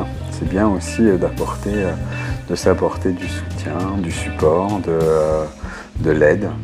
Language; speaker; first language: French; native; French